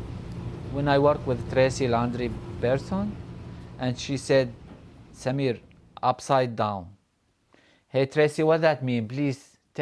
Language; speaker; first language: English; non-native, learner; Arabic